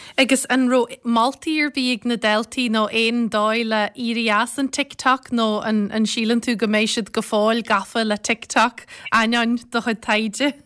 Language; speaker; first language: Irish; native; Irish